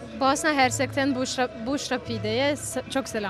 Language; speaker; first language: Turkish; non-native, fluent; Bosnian